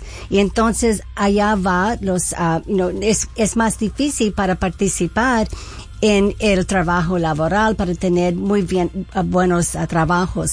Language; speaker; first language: Spanish; early bilingual, heritage; Spanish